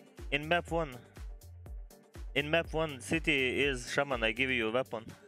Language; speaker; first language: English; non-native, learner; Lithuanian